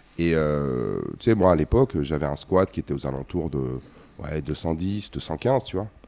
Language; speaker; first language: French; native; French